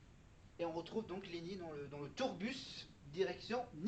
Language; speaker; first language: French; native; French